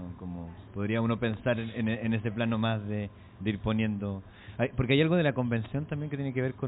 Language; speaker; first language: Spanish; native; Spanish